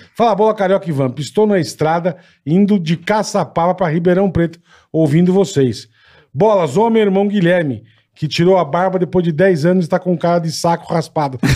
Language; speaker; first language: Portuguese; native; Portuguese